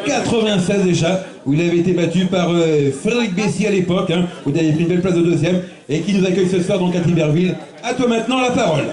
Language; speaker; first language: French; native; French